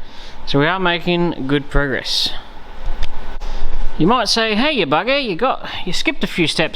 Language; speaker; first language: English; native; English